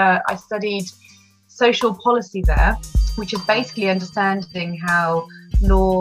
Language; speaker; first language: English; native; English